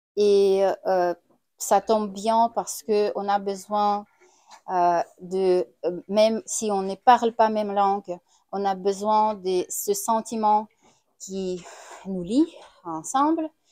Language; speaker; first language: French; non-native, fluent; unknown